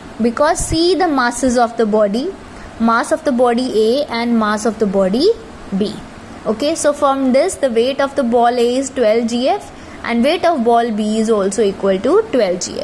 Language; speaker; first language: English; non-native, local second language; Hindi